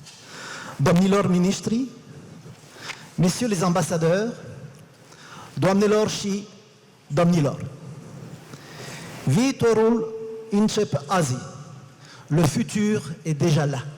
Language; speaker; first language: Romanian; non-native, fluent; French